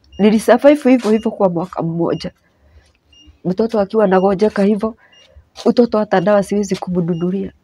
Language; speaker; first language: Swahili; non-native, local second language; Kikuyu